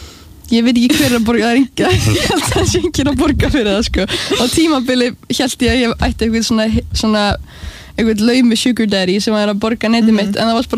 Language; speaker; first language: Icelandic; native; Icelandic